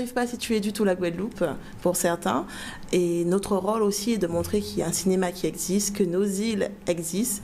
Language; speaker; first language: French; native; French